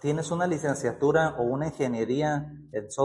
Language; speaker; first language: Spanish; native; Spanish